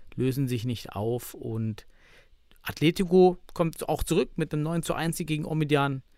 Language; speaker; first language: German; native; German